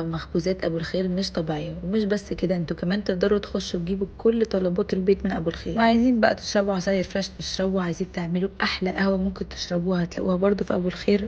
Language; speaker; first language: Arabic; native; Arabic